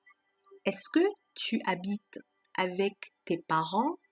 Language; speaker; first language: French; non-native, fluent; Persian